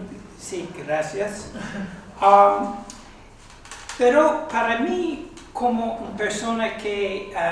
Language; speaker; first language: Spanish; non-native, fluent; English